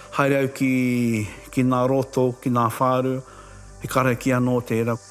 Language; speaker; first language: Māori; native; Māori